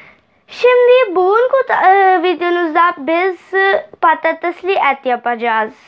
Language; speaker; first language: Turkish; non-native, learner; Urdu